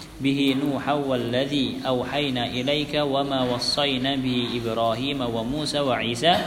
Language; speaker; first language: Arabic; non-native, fluent; Indonesian